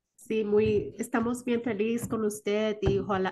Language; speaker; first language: Spanish; early bilingual, heritage; Spanish